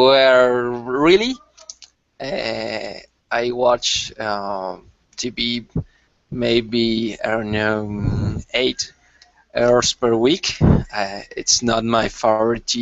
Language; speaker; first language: English; non-native, learner; Spanish